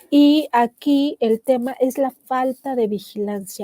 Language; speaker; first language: Spanish; native; Spanish